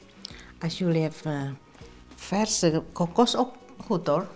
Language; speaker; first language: Dutch; non-native, learner; Indonesian